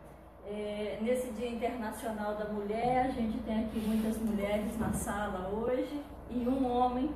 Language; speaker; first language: Portuguese; native; Portuguese